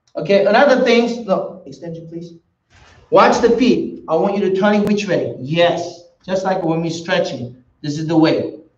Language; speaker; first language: English; non-native, fluent; Korean